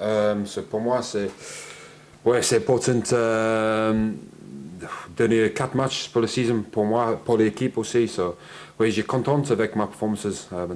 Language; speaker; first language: French; non-native, learner; English